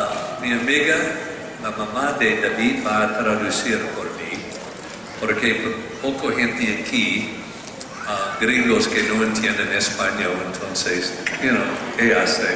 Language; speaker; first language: Spanish; non-native, learner; English